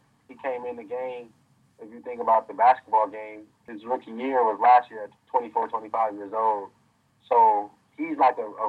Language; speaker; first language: English; native; English